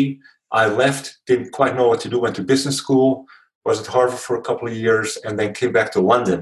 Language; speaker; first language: English; non-native, fluent; Dutch